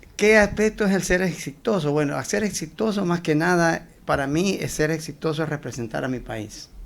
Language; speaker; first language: Spanish; native; Spanish